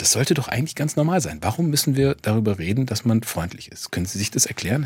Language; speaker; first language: German; native; German